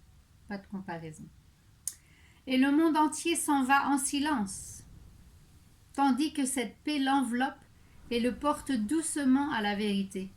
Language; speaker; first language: French; native; French